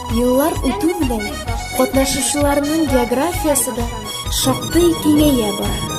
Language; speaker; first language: Tatar; native; Tatar